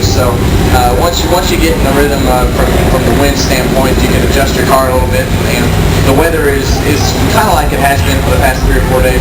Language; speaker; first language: English; native; English